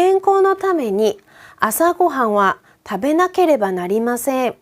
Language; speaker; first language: Japanese; non-native, fluent; Korean